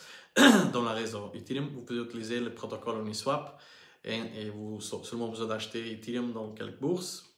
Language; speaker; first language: French; non-native, learner; Portuguese